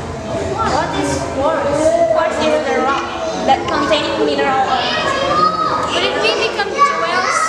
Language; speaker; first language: English; non-native, learner; Indonesian